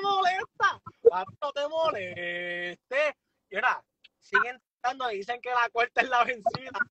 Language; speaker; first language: Spanish; native; Spanish